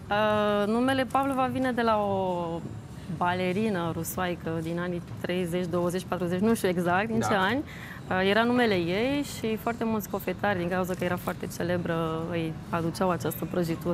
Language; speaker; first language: Romanian; native; Romanian